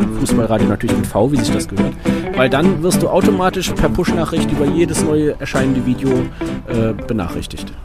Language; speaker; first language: German; native; German